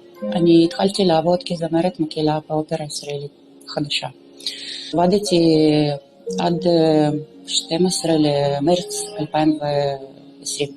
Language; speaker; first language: Hebrew; non-native, local second language; Romanian